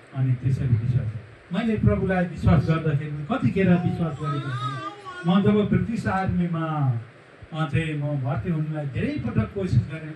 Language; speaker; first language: Nepali; non-native, local second language; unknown